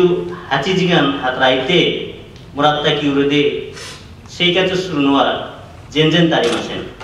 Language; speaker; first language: Japanese; non-native, learner; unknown